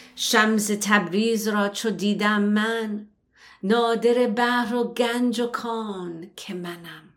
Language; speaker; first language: Persian; early bilingual, heritage; Persian